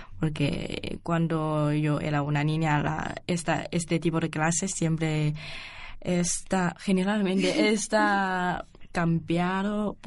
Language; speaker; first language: Spanish; non-native, learner; Chinese